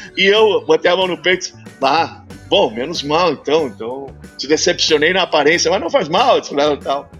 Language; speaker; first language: Portuguese; native; Portuguese